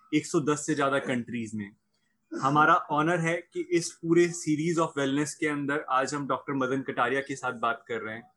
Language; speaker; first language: Hindi; native; Hindi